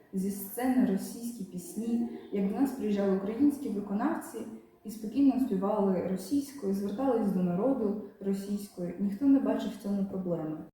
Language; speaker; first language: Ukrainian; non-native, local second language; Russian